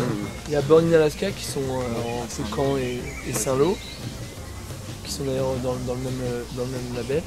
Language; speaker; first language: French; native; French